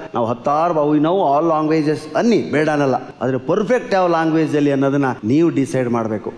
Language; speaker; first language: Kannada; native; Kannada